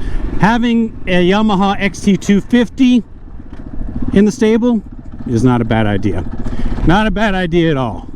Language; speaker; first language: English; native; English